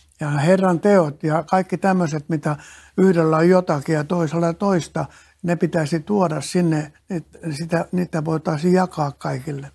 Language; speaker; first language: Finnish; native; Finnish